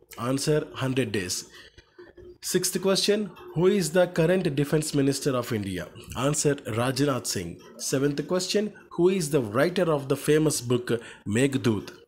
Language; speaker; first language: English; non-native, local second language; Telugu